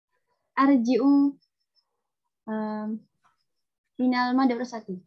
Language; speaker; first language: Arabic; non-native, learner; Indonesian